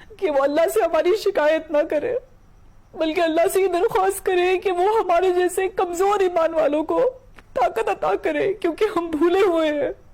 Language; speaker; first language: Urdu; native; Urdu